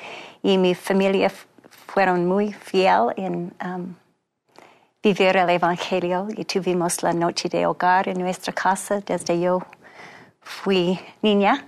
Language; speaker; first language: Spanish; non-native, fluent; English